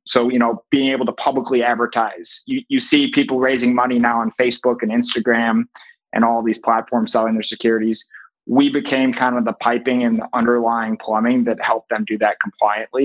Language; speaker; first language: English; native; English